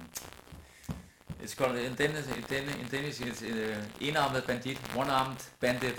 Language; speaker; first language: English; non-native, fluent; Danish